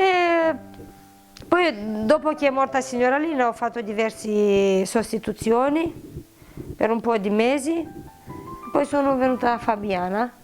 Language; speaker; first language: Italian; non-native, fluent; Romanian